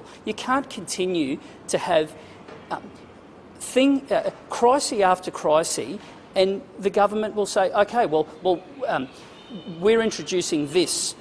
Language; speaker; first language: English; native; English